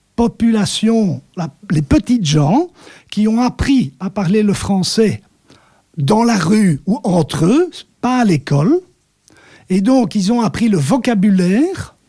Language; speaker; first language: French; non-native, local second language; Dutch